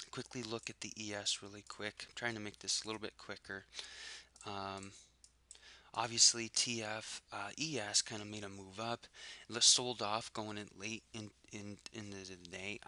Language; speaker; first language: English; native; English